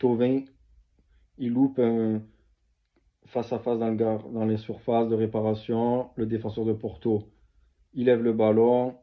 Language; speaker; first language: French; native; French